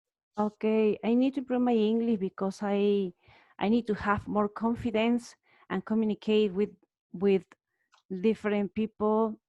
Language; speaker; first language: English; non-native, learner; Spanish